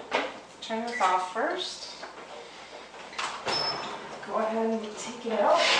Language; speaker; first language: English; native; English